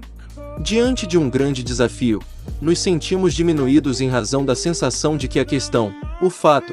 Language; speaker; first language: Portuguese; native; Portuguese